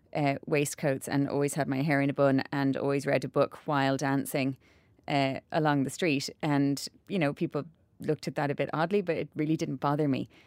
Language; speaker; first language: English; native; English